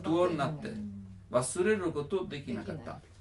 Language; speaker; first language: Japanese; non-native, learner; Italian